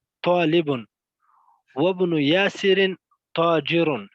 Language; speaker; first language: Arabic; non-native, learner; Pashto